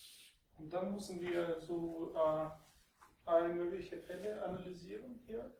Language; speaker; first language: German; non-native, fluent; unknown